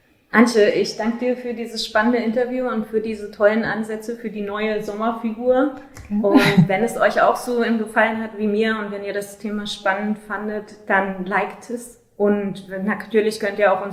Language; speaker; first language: German; native; German